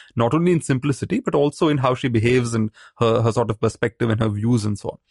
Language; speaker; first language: English; non-native, local second language; Malayalam